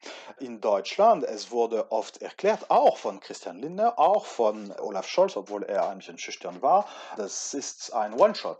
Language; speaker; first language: German; non-native, fluent; French